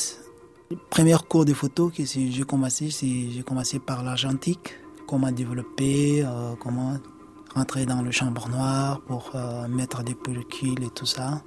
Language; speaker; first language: French; non-native, learner; Arabic